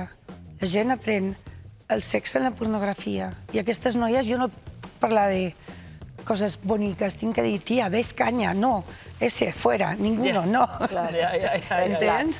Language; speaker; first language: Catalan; non-native, local second language; Spanish